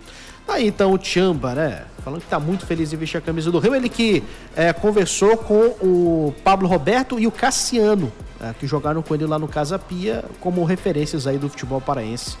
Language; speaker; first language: Portuguese; native; Portuguese